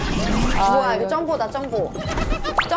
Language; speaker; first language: Korean; native; Korean